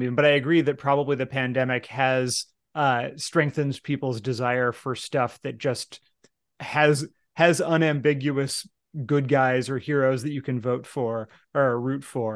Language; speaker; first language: English; native; English